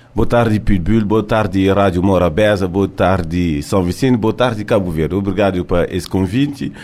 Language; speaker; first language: Portuguese; early bilingual, heritage; French